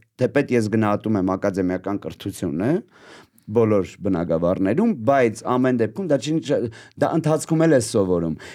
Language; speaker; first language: Armenian; native; Armenian